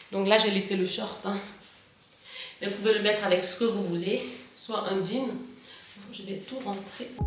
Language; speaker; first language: French; native; French